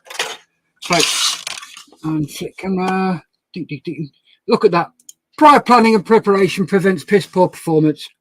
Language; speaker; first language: English; native; English